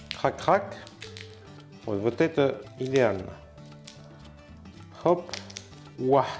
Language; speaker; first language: Russian; non-native, learner; French